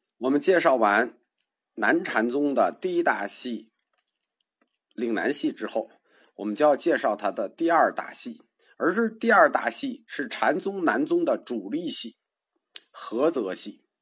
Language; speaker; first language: Chinese; native; Chinese